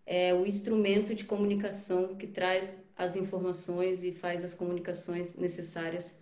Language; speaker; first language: Portuguese; native; Portuguese